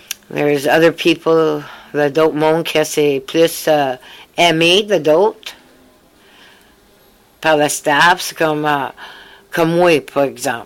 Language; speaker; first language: French; early bilingual, heritage; French